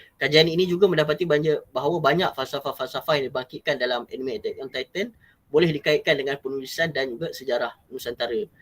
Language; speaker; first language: Malay; native; Malay